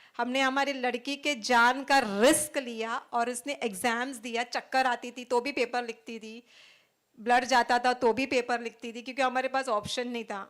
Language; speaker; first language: Hindi; non-native, local second language; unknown